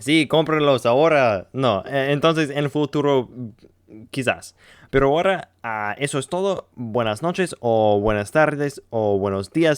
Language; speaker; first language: Spanish; non-native, learner; English